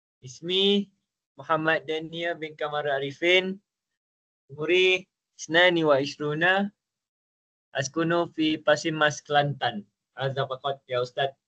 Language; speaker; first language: Arabic; non-native, learner; Malay